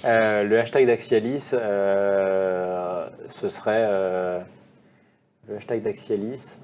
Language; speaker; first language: French; native; French